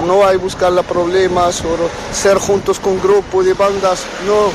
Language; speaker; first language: Spanish; non-native, learner; Arabic